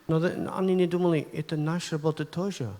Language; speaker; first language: Russian; non-native, learner; English